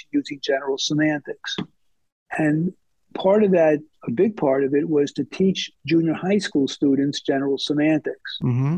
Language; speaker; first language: English; native; English